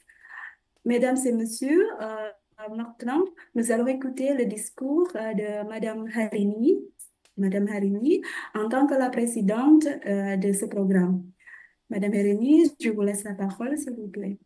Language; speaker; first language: French; non-native, fluent; Indonesian